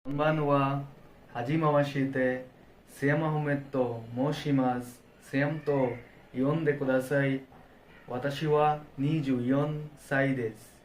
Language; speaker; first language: Japanese; non-native, learner; Bangla